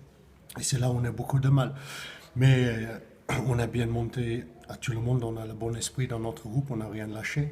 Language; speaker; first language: French; non-native, fluent; English